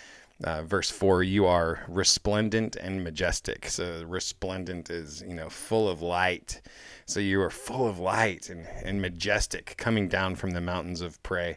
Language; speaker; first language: English; native; English